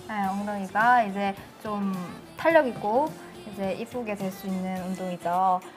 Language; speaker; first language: Korean; native; Korean